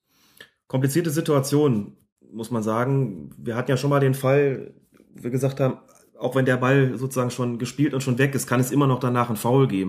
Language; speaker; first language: German; native; German